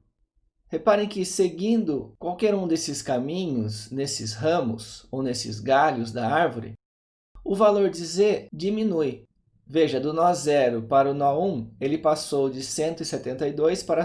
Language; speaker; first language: Portuguese; native; Portuguese